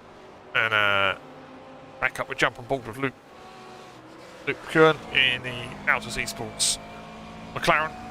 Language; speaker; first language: English; native; English